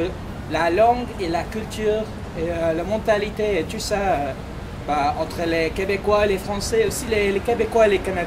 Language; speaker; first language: French; non-native, fluent; English